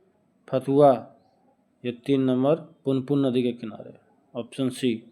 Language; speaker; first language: Hindi; native; Hindi